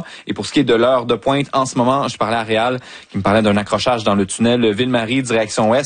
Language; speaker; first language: French; native; French